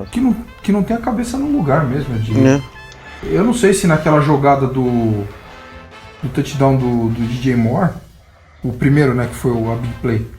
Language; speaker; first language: Portuguese; native; Portuguese